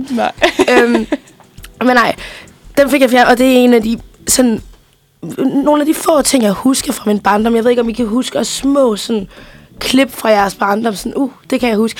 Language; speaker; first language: Danish; early bilingual, other home language; Spanish